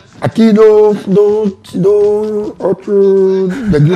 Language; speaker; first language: Spanish; non-native, learner; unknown